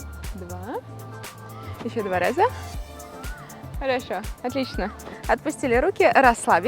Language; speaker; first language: Russian; native; Russian